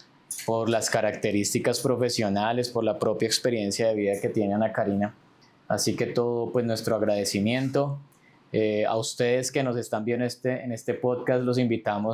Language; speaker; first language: Spanish; native; Spanish